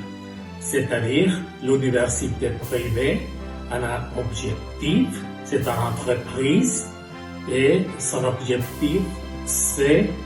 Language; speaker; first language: French; non-native, fluent; Spanish